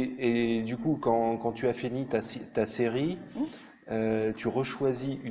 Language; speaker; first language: French; native; French